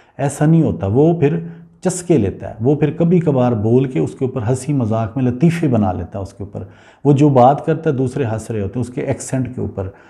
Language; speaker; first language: Urdu; non-native, local second language; Punjabi